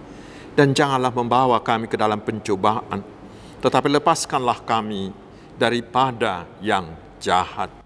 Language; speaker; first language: Indonesian; non-native, local second language; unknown